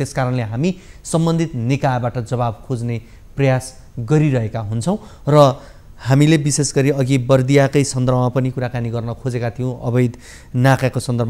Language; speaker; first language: Nepali; native; Nepali